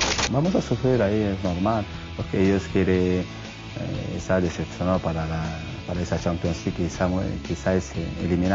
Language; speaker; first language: Spanish; non-native, fluent; French